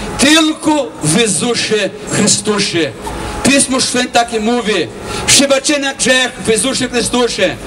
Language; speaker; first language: Polish; non-native, learner; Portuguese